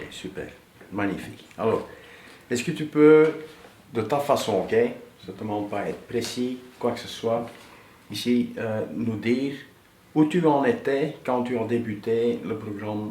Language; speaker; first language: French; native; French